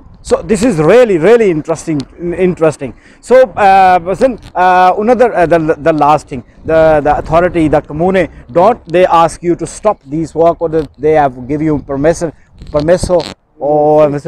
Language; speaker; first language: English; non-native, local second language; Urdu